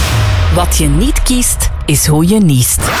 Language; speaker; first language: Dutch; native; Dutch